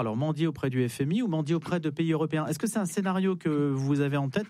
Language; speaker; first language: French; native; French